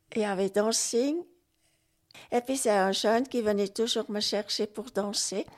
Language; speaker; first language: French; non-native, local second language; Swiss German